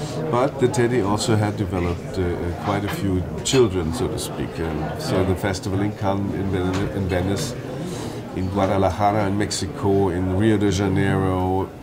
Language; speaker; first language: English; non-native, fluent; German